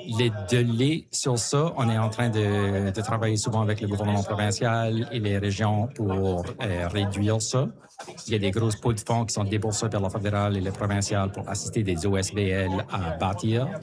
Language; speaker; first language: French; native; French